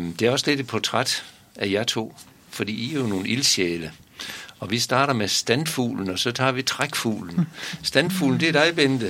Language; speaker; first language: Danish; native; Danish